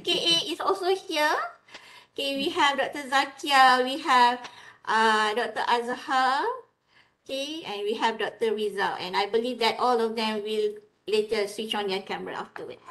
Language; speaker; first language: English; non-native, local second language; Malay